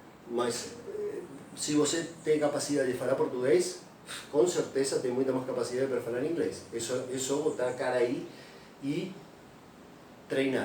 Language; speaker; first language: Portuguese; non-native, fluent; Spanish